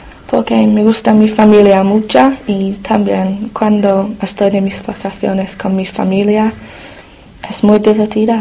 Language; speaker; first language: Spanish; non-native, learner; English